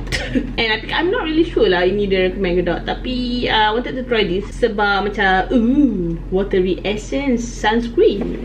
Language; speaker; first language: English; non-native, local second language; Malay